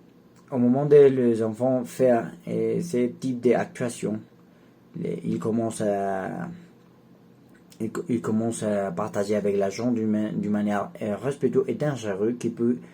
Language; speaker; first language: French; non-native, learner; Spanish